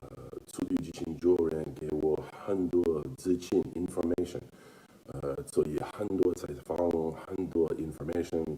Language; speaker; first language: Chinese; non-native, learner; English